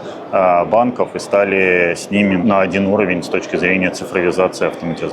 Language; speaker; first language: Russian; native; Russian